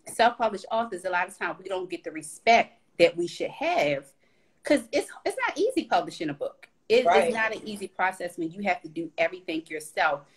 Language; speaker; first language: English; native; English